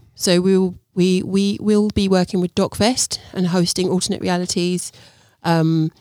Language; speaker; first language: English; native; English